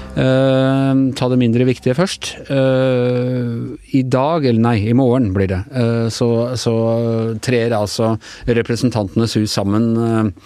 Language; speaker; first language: Norwegian; native; Norwegian